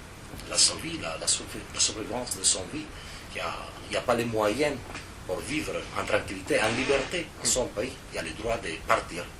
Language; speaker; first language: French; non-native, fluent; Italian